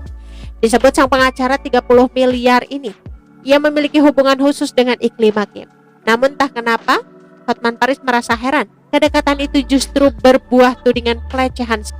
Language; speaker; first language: Indonesian; native; Indonesian